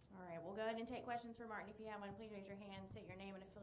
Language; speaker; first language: English; native; English